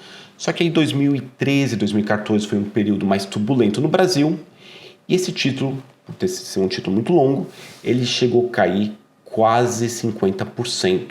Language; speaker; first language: Portuguese; native; Portuguese